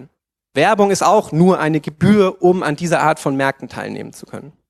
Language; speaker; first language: German; native; German